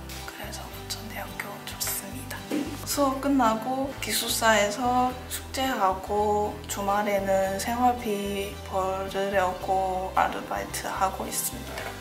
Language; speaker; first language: Korean; non-native, learner; Chinese